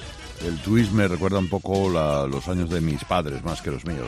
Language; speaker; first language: Spanish; native; Spanish